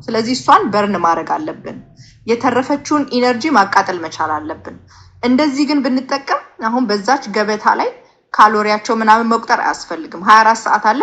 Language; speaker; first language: Amharic; native; Amharic